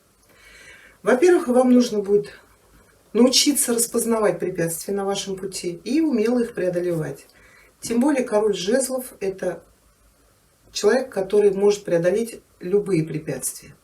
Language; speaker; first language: Russian; native; Russian